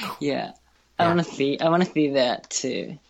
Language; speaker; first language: English; non-native, learner; Japanese